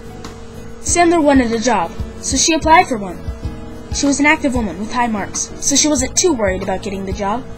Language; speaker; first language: English; native; English